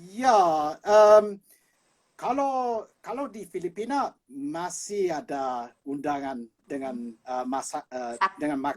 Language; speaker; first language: Indonesian; non-native, fluent; English